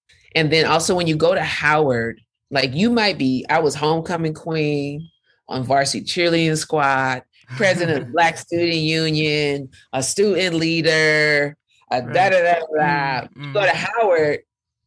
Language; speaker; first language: English; native; English